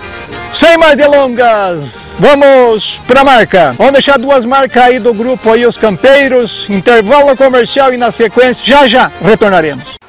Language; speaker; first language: Portuguese; native; Portuguese